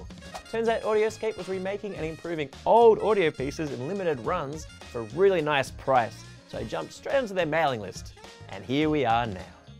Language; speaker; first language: English; native; English